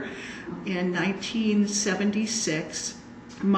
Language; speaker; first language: English; native; English